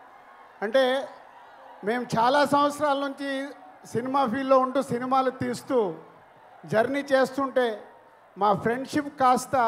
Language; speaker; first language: Telugu; native; Telugu